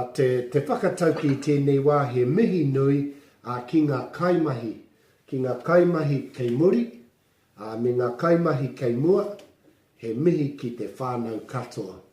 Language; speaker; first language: Māori; non-native, local second language; English